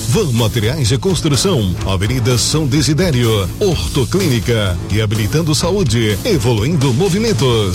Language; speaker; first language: Portuguese; native; Portuguese